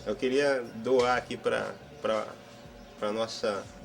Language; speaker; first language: Portuguese; native; Portuguese